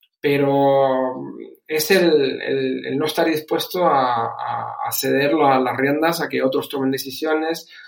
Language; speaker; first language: Spanish; early bilingual, other home language; German